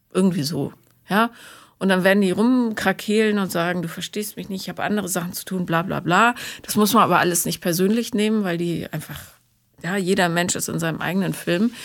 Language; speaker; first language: German; native; German